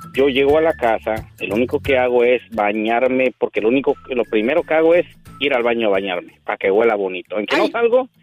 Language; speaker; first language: Spanish; native; Spanish